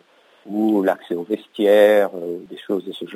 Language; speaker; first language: French; native; French